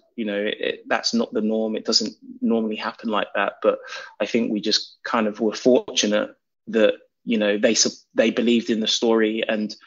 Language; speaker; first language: English; native; English